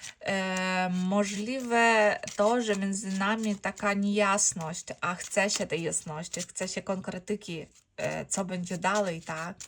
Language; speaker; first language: Polish; non-native, fluent; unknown